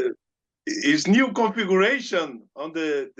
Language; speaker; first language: English; non-native, learner; Portuguese